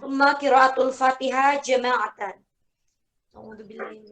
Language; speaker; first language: Arabic; non-native, fluent; Indonesian